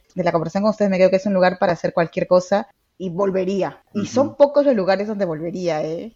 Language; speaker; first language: Spanish; native; Spanish